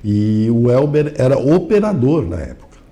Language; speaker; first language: Portuguese; native; Portuguese